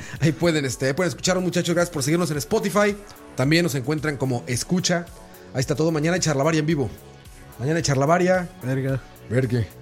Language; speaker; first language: Spanish; native; Spanish